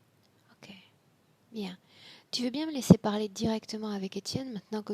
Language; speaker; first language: French; native; French